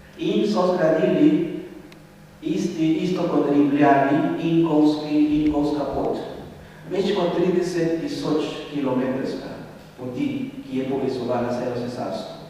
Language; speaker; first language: Slovenian; non-native, fluent; Spanish